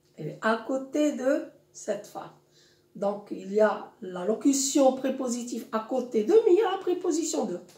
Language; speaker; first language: French; non-native, local second language; Arabic